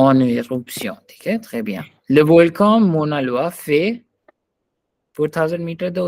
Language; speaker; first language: French; non-native, fluent; Hindi